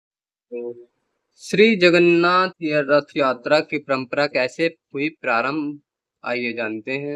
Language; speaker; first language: Hindi; native; Hindi